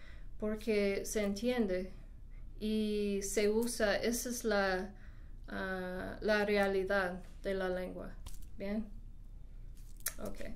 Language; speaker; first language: Spanish; non-native, fluent; English